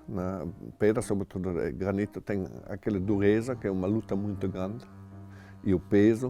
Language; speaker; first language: Portuguese; non-native, fluent; German